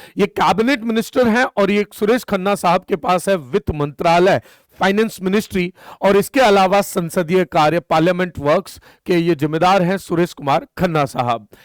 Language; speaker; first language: Hindi; native; Hindi